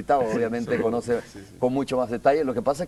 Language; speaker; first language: Spanish; native; Spanish